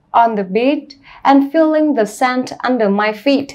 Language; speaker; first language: English; non-native, fluent; Vietnamese